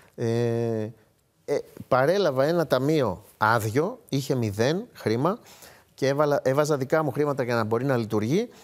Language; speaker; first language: Greek; native; Greek